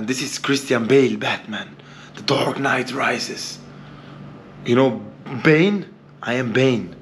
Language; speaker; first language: English; non-native, learner; Portuguese